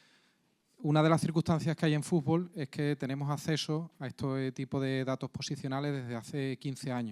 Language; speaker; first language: Spanish; native; Spanish